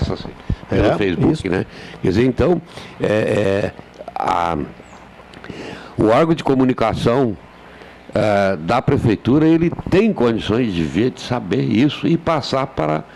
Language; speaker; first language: Portuguese; native; Portuguese